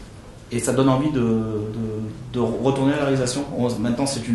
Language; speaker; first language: French; native; French